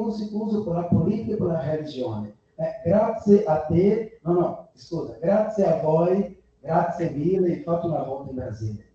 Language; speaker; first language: Italian; non-native, fluent; Portuguese